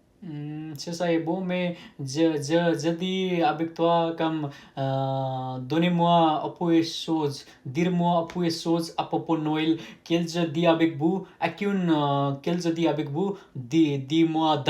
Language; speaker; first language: French; non-native, learner; Nepali